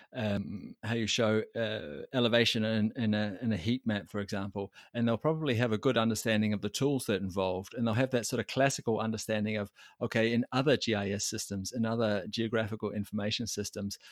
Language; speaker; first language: English; native; English